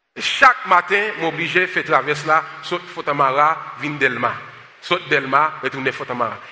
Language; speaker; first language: French; non-native, local second language; Haitian Creole